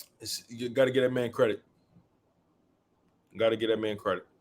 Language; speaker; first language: English; native; English